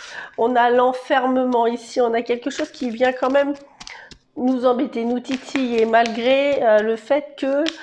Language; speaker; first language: French; native; French